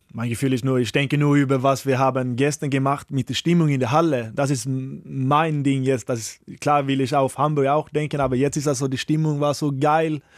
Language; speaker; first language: German; non-native, fluent; Swedish